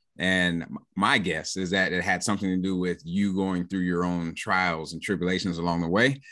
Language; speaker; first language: English; native; English